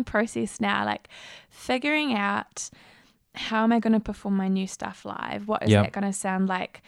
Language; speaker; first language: English; native; English